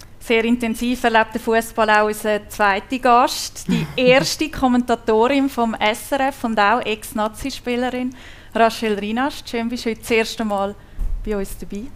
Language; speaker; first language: German; native; German